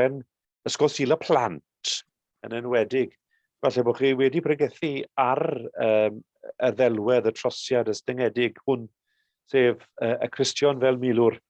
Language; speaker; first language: Welsh; native; Welsh